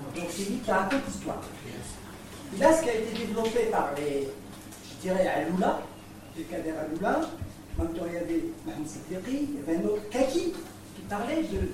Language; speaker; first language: French; non-native, local second language; Arabic